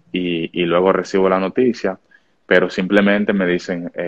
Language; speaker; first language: Spanish; native; Spanish